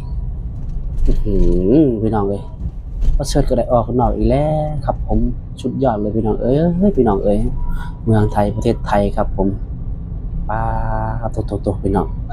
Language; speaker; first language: Thai; non-native, local second language; Lao